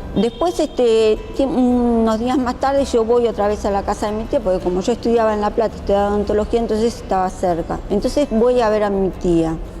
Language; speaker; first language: Spanish; early bilingual, other home language; Japanese